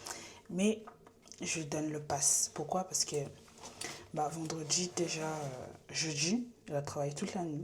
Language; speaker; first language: French; native; French